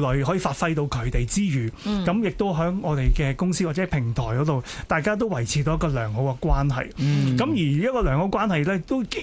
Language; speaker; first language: Cantonese; native; Cantonese